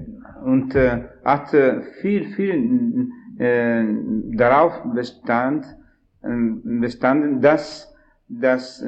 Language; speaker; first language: German; non-native, fluent; Italian